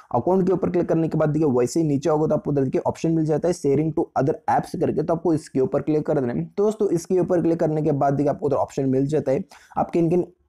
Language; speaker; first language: Hindi; native; Hindi